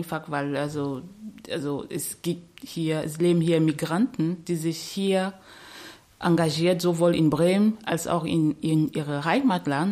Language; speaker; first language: German; non-native, fluent; French